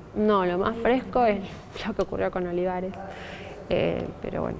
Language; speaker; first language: Spanish; native; Spanish